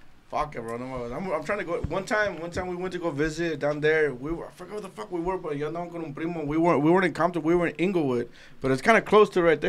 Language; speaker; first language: English; early bilingual, other home language; Spanish